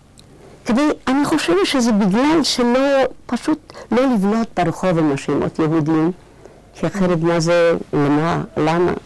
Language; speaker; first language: Hebrew; non-native, fluent; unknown